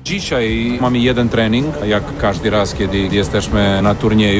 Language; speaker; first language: Polish; non-native, learner; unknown